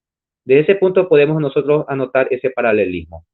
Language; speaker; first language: Spanish; native; Spanish